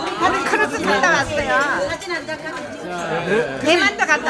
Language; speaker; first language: Korean; early bilingual, heritage; Korean